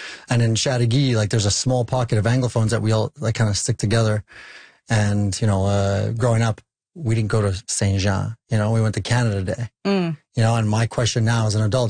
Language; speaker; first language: English; native; English